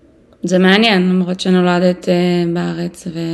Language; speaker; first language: Hebrew; early bilingual, other home language; Russian